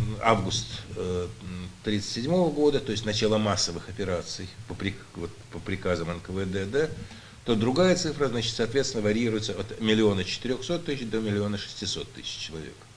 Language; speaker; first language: Russian; native; Russian